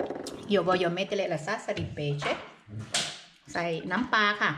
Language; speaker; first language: Italian; non-native, learner; Thai